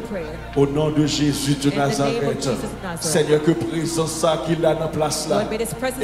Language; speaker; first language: French; non-native, local second language; Haitian Creole